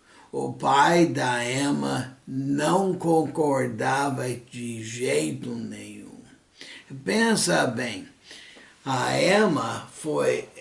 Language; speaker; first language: Portuguese; non-native, fluent; English